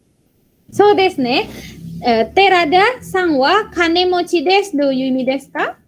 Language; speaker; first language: Japanese; non-native, fluent; Indonesian